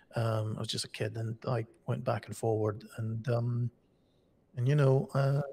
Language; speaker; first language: English; native; English